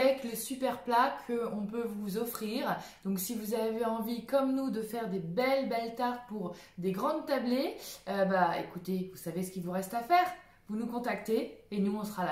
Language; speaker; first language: French; native; French